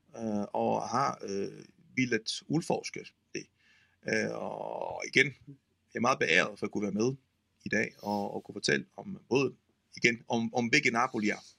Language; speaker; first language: Danish; non-native, fluent; Italian